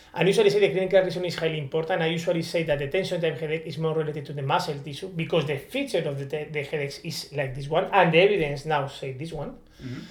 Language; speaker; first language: English; non-native, learner; Spanish